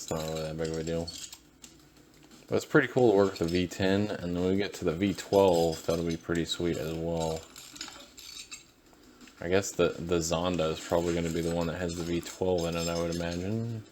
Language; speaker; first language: English; native; English